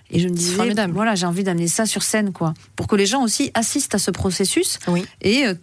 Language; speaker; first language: French; native; French